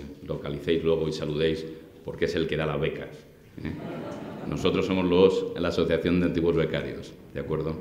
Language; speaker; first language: Spanish; native; Spanish